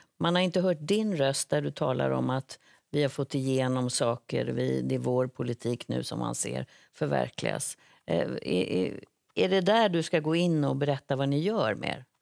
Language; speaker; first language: Swedish; native; Swedish